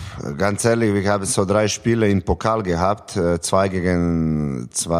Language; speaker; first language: German; non-native, learner; Serbian